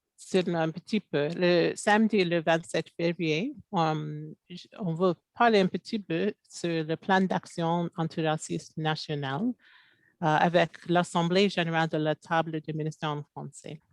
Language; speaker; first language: French; non-native, local second language; English